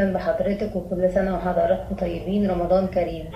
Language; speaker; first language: Arabic; native; Arabic